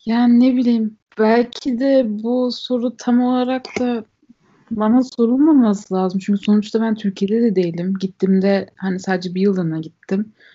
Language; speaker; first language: Turkish; early bilingual, heritage; Turkish